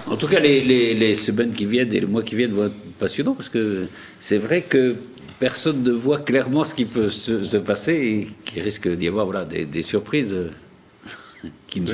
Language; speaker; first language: French; native; French